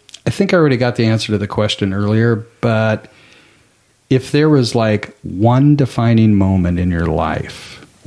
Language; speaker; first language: English; native; English